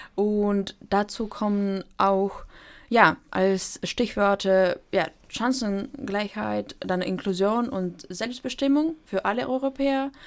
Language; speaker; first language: German; non-native, fluent; Ukrainian